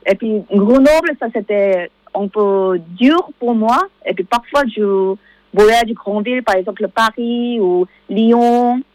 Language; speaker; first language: French; non-native, learner; Korean